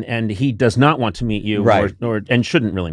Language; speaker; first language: English; native; English